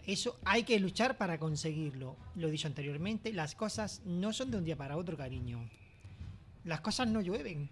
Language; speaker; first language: Spanish; native; Spanish